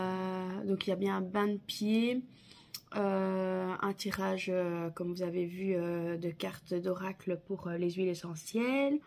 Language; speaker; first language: French; native; French